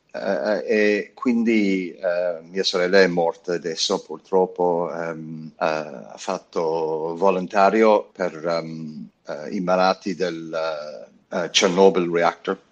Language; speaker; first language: Italian; non-native, fluent; English